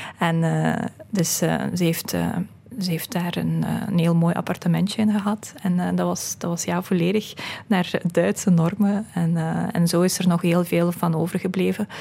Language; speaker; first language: Dutch; early bilingual, other home language; Russian